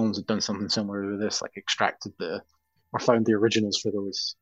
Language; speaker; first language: English; native; English